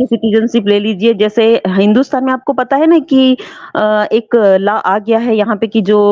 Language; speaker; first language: Hindi; native; Hindi